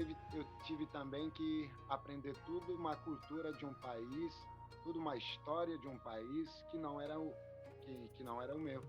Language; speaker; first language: Portuguese; non-native, fluent; French